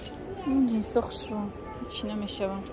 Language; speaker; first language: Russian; non-native, local second language; Tajik